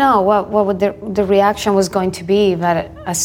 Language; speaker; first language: English; non-native, fluent; Spanish